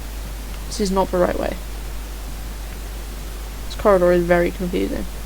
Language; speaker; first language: English; native; English